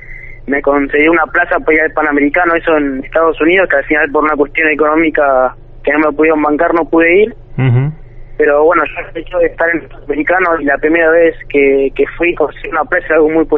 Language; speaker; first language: Spanish; native; Spanish